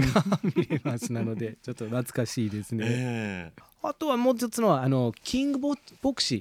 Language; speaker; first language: Japanese; non-native, fluent; English